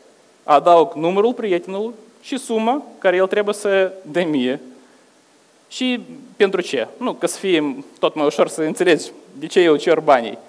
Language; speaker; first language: Romanian; non-native, local second language; Russian